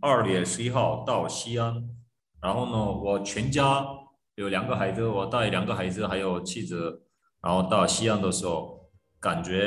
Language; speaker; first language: Chinese; non-native, fluent; Korean